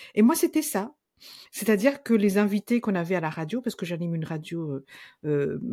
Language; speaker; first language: French; non-native, local second language; Malagasy